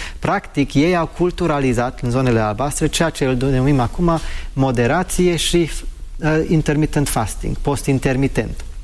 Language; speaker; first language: Romanian; early bilingual, heritage; Romanian